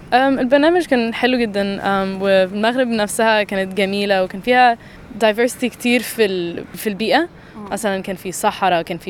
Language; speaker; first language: Arabic; early bilingual, heritage; Arabic